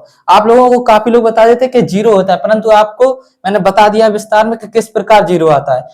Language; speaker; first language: Hindi; native; Hindi